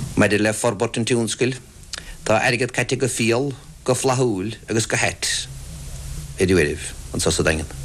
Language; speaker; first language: Irish; native; Irish